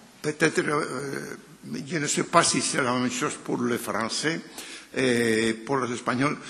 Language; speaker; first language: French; non-native, fluent; Spanish